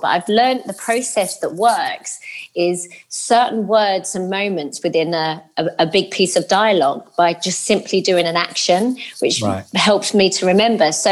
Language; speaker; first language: English; native; English